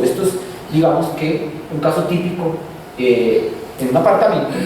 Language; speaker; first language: Spanish; native; Spanish